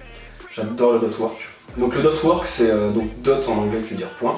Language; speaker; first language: French; native; French